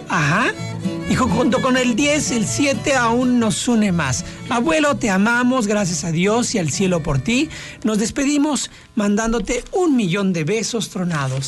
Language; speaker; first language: Spanish; native; Spanish